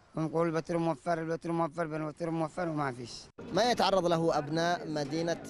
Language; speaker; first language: Arabic; native; Arabic